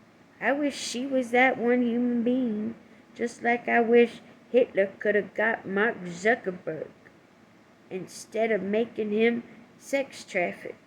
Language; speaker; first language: English; native; English